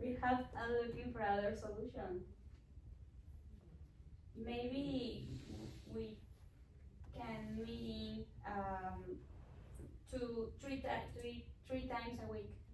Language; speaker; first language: English; non-native, learner; Spanish